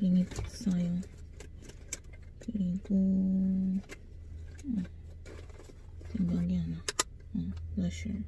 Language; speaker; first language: Korean; non-native, learner; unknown